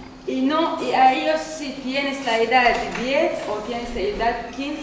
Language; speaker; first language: Spanish; non-native, learner; Arabic